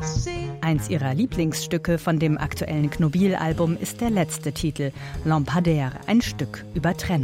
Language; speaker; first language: German; native; German